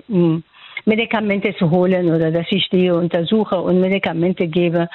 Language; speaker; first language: German; non-native, fluent; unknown